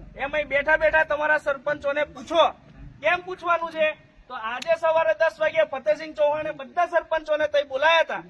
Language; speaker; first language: Gujarati; non-native, local second language; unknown